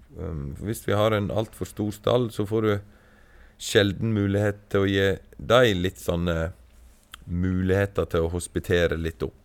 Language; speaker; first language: Norwegian; native; Norwegian